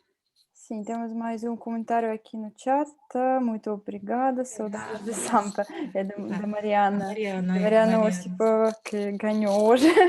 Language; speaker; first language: Portuguese; non-native, fluent; Russian